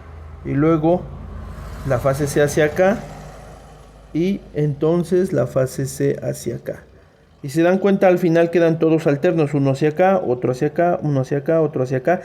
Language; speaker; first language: Spanish; native; Spanish